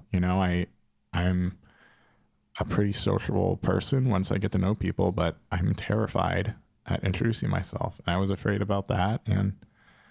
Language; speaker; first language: English; native; English